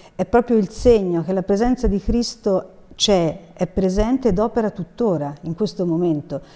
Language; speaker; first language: Italian; native; Italian